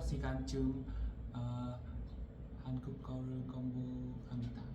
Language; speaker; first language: Korean; non-native, learner; Vietnamese